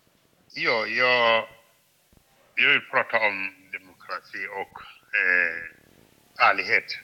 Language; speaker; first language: Swedish; non-native, fluent; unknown